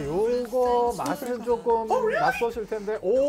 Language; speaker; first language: Korean; native; Korean